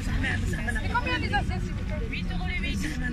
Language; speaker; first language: French; native; French